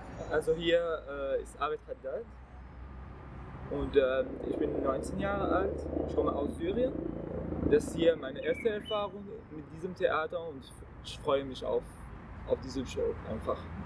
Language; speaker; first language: German; non-native, learner; Arabic